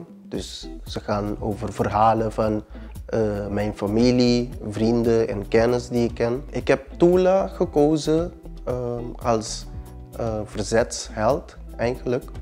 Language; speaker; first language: Dutch; early bilingual, other home language; Papiamento